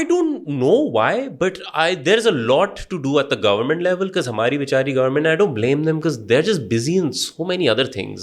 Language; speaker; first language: English; non-native, local second language; Urdu